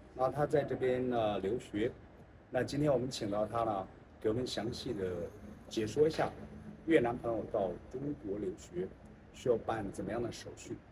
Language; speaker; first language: Chinese; native; Chinese